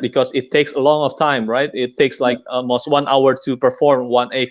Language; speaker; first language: English; non-native, fluent; Indonesian